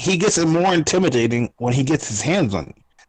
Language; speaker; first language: English; native; English